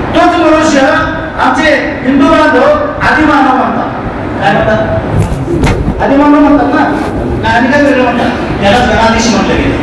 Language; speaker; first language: Marathi; non-native, local second language; Urdu